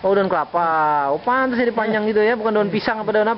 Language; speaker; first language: Indonesian; native; Indonesian